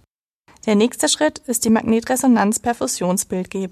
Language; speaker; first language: German; native; German